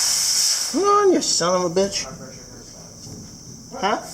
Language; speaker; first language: English; native; English